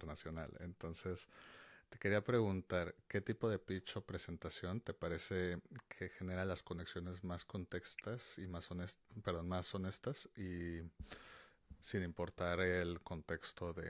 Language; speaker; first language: Spanish; native; Spanish